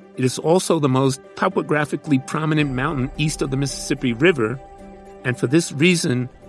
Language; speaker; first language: English; native; English